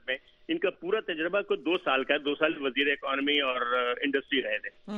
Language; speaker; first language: Urdu; native; Urdu